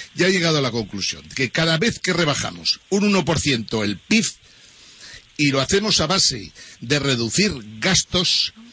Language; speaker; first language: Spanish; native; Spanish